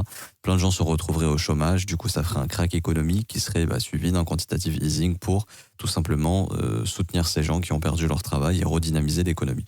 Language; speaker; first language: French; native; French